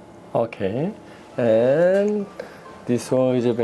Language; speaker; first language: English; non-native, learner; Korean